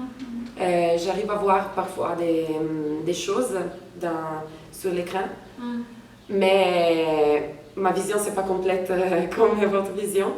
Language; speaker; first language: French; non-native, fluent; Italian